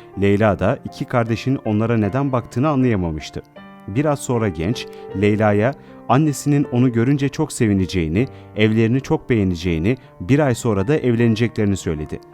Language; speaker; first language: Turkish; native; Turkish